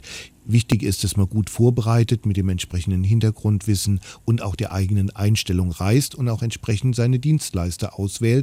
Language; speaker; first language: German; native; German